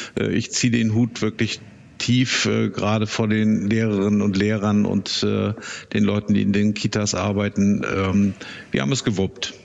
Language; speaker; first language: German; native; German